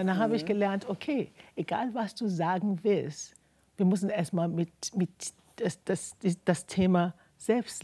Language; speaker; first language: German; non-native, fluent; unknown